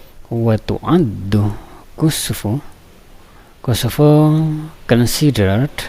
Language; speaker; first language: English; non-native, fluent; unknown